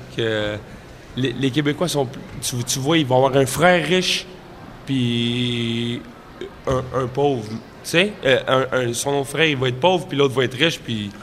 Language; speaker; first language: French; native; French